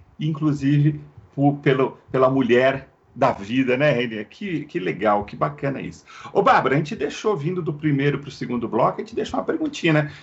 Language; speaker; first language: Portuguese; native; Portuguese